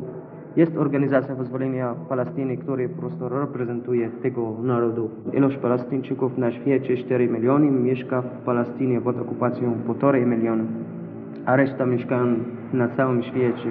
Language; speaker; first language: Polish; non-native, learner; Arabic